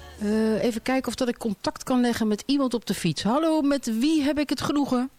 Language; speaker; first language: Dutch; native; Dutch